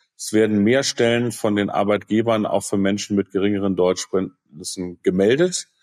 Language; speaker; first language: German; native; German